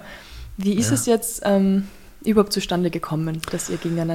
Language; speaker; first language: German; native; German